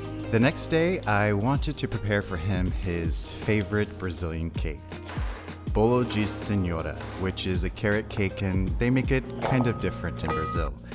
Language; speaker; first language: English; native; English